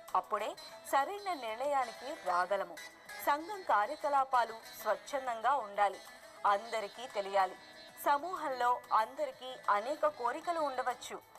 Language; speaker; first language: Telugu; early bilingual, heritage; Telugu